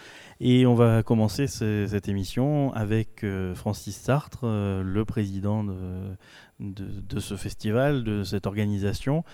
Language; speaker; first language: French; native; French